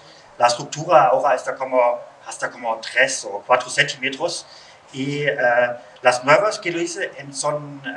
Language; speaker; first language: Spanish; non-native, learner; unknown